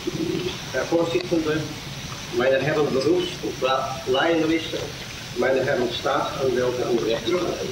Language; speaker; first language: German; non-native, fluent; Dutch